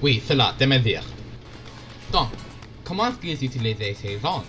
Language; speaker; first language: French; non-native, learner; English